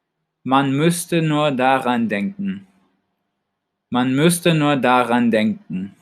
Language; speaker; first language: German; non-native, fluent; English